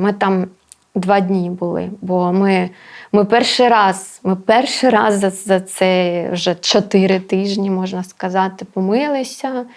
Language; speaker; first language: Ukrainian; non-native, local second language; Russian